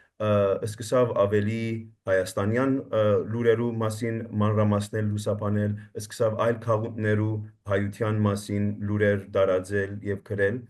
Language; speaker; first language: Armenian; early bilingual, heritage; Armenian